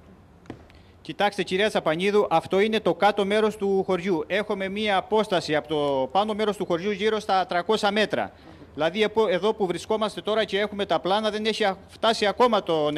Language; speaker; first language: Greek; native; Greek